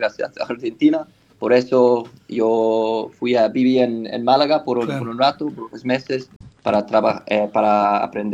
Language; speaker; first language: Spanish; non-native, learner; English